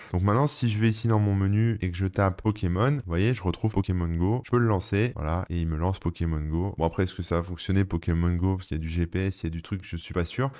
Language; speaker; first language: French; native; French